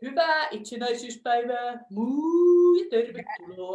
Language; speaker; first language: Finnish; native; Finnish